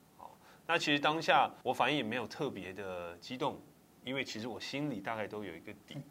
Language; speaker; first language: Chinese; native; Chinese